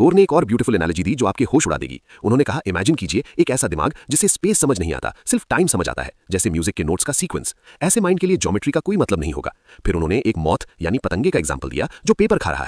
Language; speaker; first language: Hindi; native; Hindi